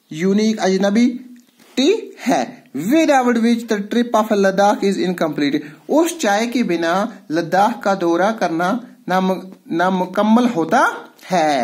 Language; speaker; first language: Urdu; non-native, local second language; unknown